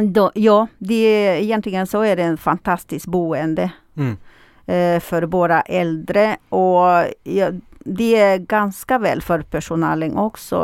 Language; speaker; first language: Swedish; non-native, fluent; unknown